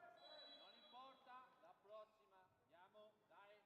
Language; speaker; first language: Italian; native; Italian